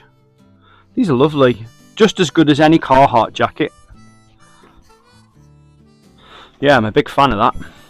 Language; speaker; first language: English; native; English